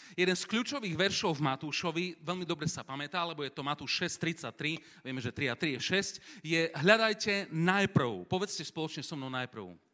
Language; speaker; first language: Slovak; native; Slovak